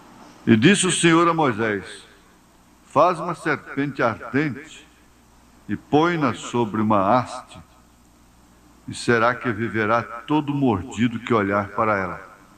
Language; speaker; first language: Portuguese; native; Portuguese